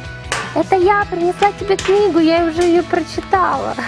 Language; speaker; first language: Russian; native; Russian